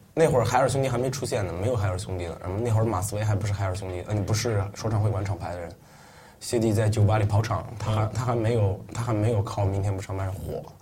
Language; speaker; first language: Chinese; non-native, local second language; Uyghur